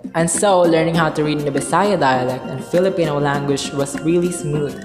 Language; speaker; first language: English; non-native, local second language; Cebuano